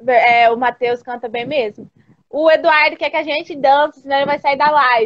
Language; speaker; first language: Portuguese; native; Portuguese